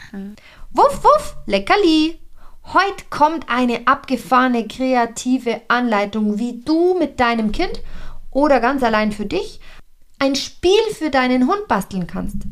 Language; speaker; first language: German; native; German